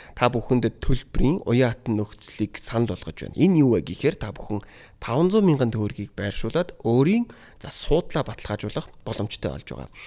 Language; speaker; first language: Mongolian; native; Mongolian